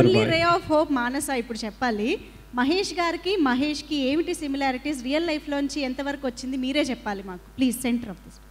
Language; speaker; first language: Telugu; native; Telugu